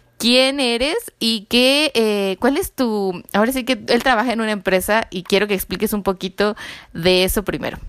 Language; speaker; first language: Spanish; native; Spanish